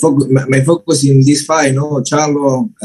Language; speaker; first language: English; non-native, learner; Spanish